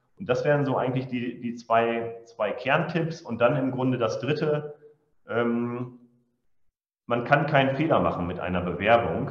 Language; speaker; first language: German; native; German